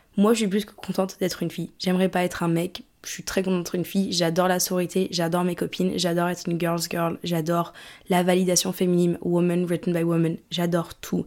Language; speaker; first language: French; early bilingual, other home language; English